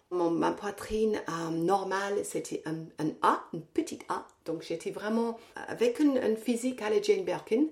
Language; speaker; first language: French; non-native, fluent; English